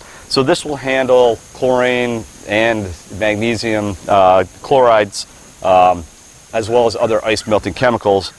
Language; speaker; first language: English; native; English